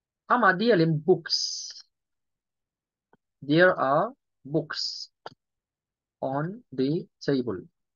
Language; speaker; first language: English; non-native, local second language; Yoruba